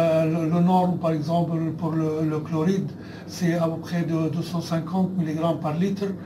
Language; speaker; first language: French; non-native, fluent; Arabic